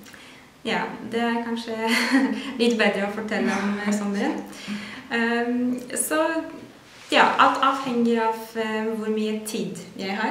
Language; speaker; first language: Norwegian; non-native, fluent; Polish